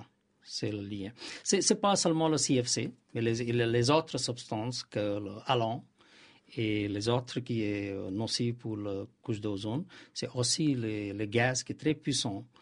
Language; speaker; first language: French; non-native, learner; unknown